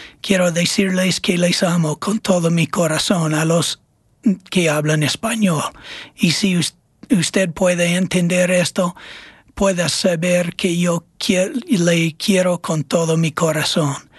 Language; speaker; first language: Spanish; non-native, fluent; English